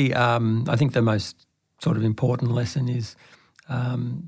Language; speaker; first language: English; native; English